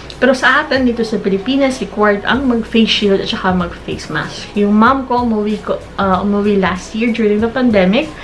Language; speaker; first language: Filipino; non-native, local second language; Cebuano